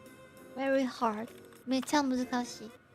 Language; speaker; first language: Japanese; non-native, fluent; Chinese